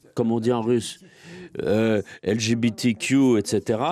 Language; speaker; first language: French; non-native, fluent; Russian